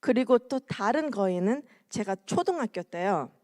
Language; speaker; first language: Korean; early bilingual, heritage; Korean